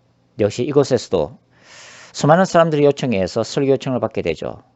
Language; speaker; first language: Korean; native; Korean